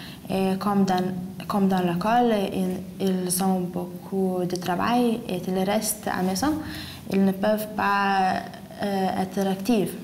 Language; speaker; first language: French; non-native, learner; Lithuanian